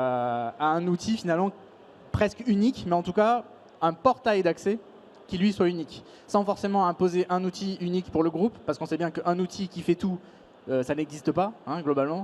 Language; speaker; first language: French; native; French